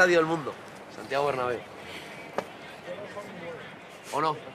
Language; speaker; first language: Spanish; non-native, learner; French